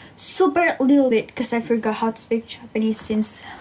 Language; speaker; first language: English; non-native, local second language; Filipino